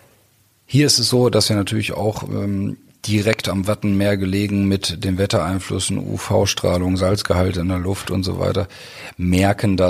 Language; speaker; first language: German; native; German